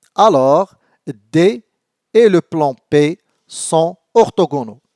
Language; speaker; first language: French; non-native, local second language; Arabic